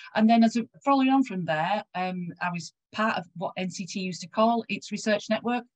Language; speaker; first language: English; native; English